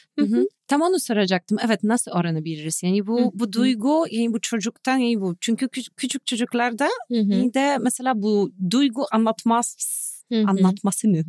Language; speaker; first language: Turkish; non-native, fluent; Polish